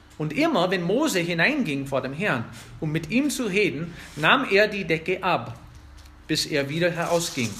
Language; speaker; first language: German; non-native, fluent; English